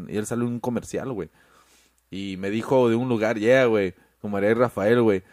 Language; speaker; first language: Spanish; early bilingual, heritage; Spanish